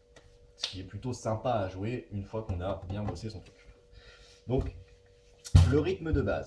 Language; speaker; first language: French; native; French